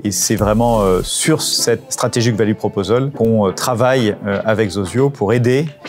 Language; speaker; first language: French; native; French